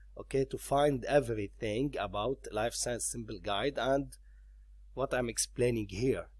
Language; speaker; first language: English; non-native, local second language; Arabic